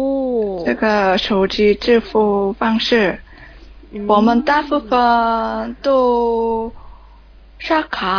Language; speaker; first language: Chinese; non-native, learner; Korean